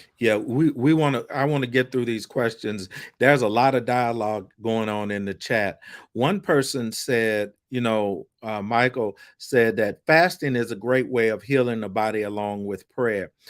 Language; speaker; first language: English; native; English